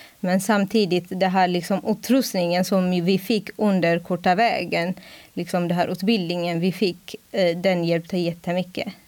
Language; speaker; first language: Swedish; non-native, fluent; Amharic